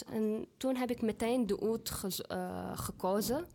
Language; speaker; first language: Dutch; non-native, learner; Arabic